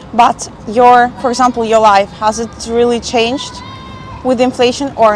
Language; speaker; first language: English; non-native, fluent; Spanish